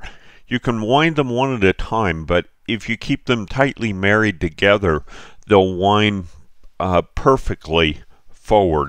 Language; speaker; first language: English; native; English